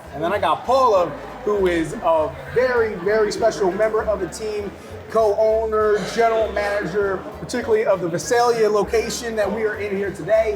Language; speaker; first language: English; native; English